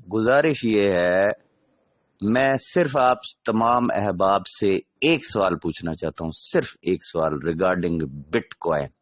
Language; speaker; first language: Urdu; non-native, local second language; Punjabi